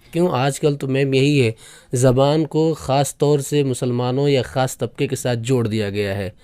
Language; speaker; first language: Urdu; native; Urdu